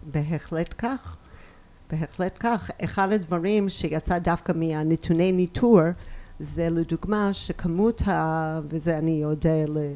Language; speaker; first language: Hebrew; non-native, fluent; English